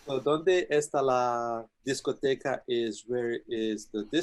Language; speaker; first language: Spanish; non-native, learner; English